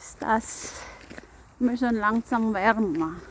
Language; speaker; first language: German; non-native, learner; Filipino